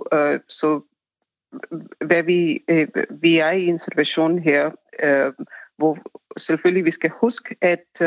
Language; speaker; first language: Danish; non-native, fluent; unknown